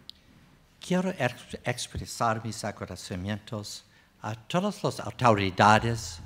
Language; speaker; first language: Spanish; non-native, fluent; English